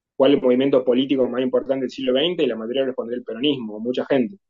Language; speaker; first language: Spanish; native; Spanish